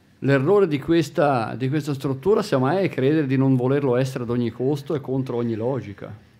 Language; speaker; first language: Italian; native; Italian